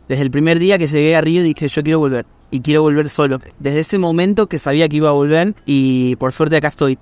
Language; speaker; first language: Spanish; native; Spanish